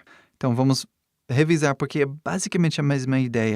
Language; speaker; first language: Portuguese; non-native, fluent; English